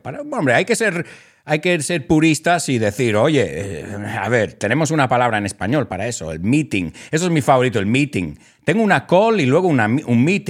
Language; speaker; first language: Spanish; non-native, fluent; English